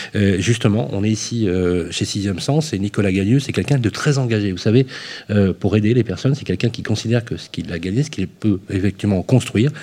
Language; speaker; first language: French; native; French